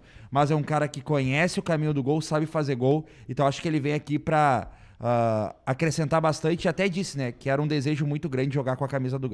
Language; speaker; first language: Portuguese; native; Portuguese